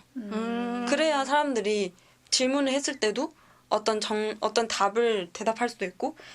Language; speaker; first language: Korean; native; Korean